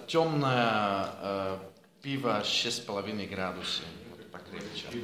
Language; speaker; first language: Russian; non-native, fluent; Dutch